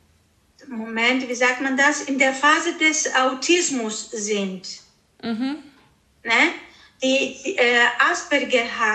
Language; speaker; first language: German; early bilingual, other home language; Greek